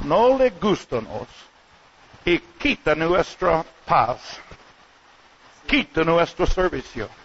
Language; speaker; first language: Spanish; non-native, learner; English